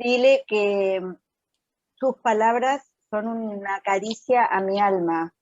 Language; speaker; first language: Spanish; native; Spanish